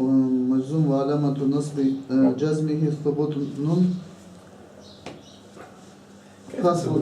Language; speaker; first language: Arabic; non-native, learner; Chechen